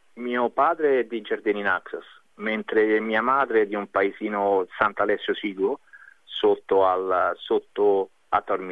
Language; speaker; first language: Italian; native; Italian